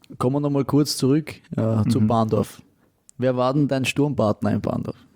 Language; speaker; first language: German; native; German